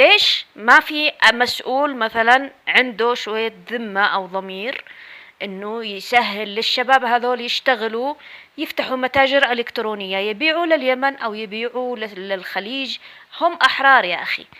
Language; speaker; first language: Arabic; native; Arabic